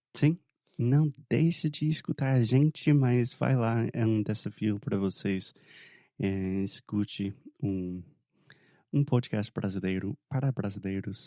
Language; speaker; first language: Portuguese; non-native, fluent; English